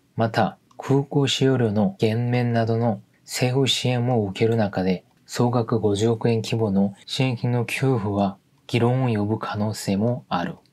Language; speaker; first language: Japanese; non-native, fluent; Korean